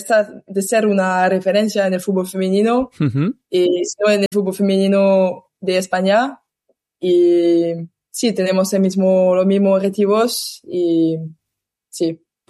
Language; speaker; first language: Spanish; non-native, learner; French